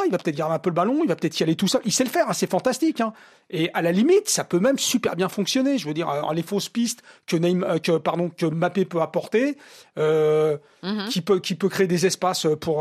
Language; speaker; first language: French; native; French